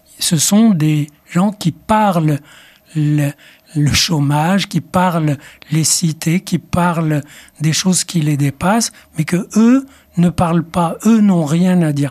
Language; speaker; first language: French; non-native, local second language; Arabic